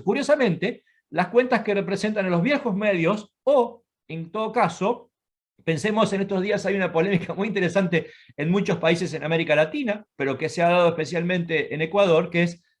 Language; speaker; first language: Spanish; native; Spanish